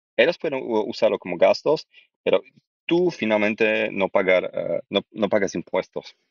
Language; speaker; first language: Spanish; non-native, learner; Slovak